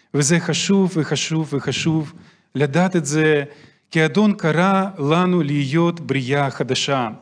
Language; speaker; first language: Hebrew; non-native, fluent; Russian